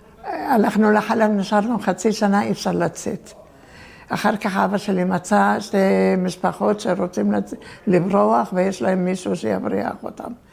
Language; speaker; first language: Hebrew; early bilingual, other home language; Turkish